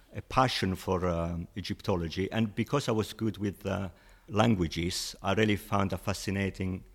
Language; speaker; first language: English; non-native, fluent; Italian